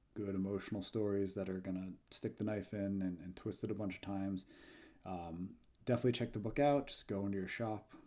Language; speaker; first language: English; native; English